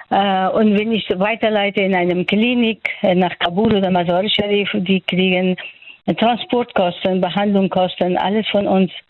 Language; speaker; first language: German; non-native, fluent; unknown